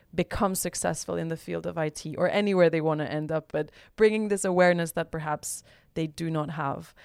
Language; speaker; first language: English; non-native, fluent; Spanish